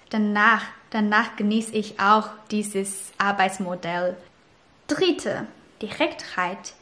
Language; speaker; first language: German; non-native, fluent; Chinese